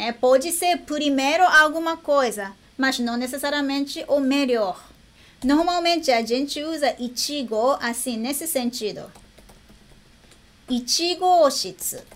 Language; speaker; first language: Portuguese; non-native, fluent; Japanese